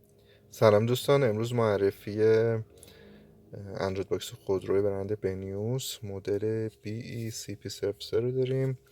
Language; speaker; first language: Persian; native; Persian